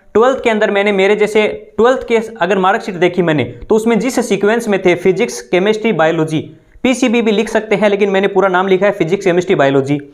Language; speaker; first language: Hindi; native; Hindi